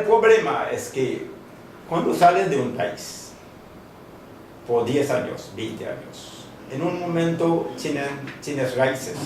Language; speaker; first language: Spanish; non-native, fluent; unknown